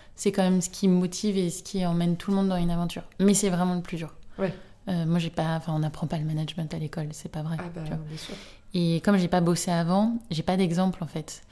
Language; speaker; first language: French; native; French